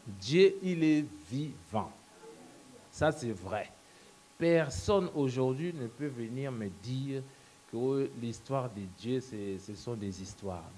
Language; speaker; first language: French; non-native, local second language; Lingala